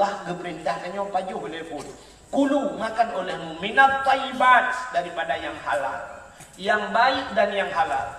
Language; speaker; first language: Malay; non-native, local second language; Achinese